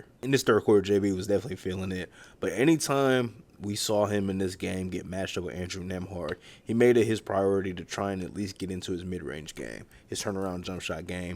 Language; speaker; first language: English; native; English